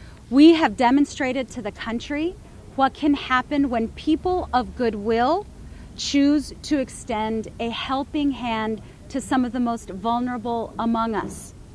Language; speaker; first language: English; native; English